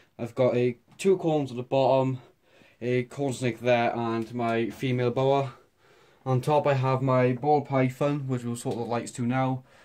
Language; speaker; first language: English; native; English